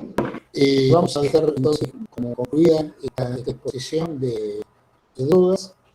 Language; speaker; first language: Spanish; native; Spanish